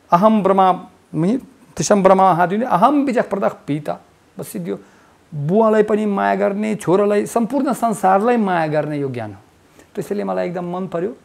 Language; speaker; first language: Nepali; non-native, fluent; Russian